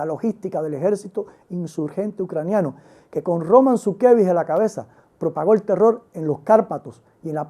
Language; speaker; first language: Spanish; native; Spanish